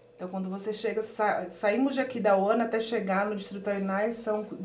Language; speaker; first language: Portuguese; early bilingual, heritage; Spanish